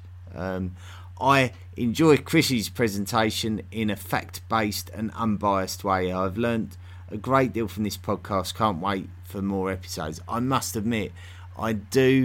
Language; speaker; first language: English; native; English